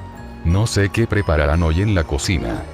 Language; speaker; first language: Spanish; native; Spanish